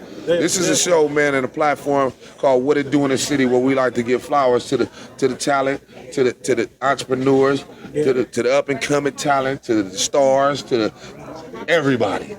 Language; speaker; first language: English; native; English